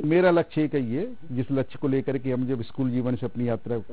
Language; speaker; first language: Hindi; native; Hindi